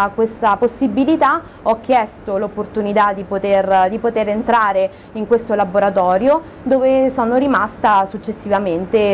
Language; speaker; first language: Italian; native; Italian